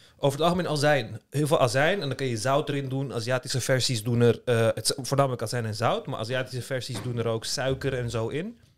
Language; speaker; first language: Dutch; early bilingual, other home language; Turkish